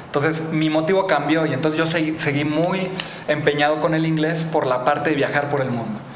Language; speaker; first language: Spanish; native; Spanish